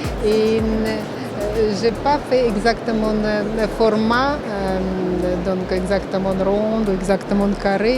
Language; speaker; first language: French; non-native, learner; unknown